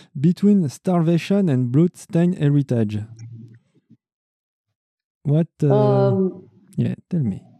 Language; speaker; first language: English; non-native, learner; French